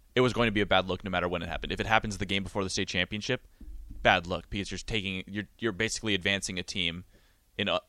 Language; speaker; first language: English; native; English